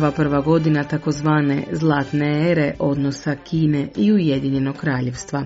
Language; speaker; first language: Croatian; native; Croatian